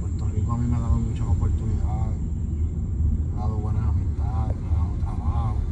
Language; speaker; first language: Spanish; native; Spanish